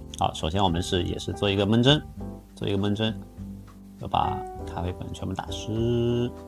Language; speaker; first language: Chinese; native; Chinese